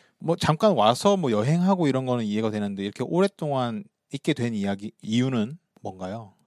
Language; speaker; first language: Korean; native; Korean